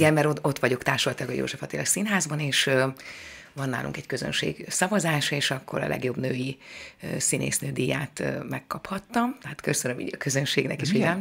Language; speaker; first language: Hungarian; native; Hungarian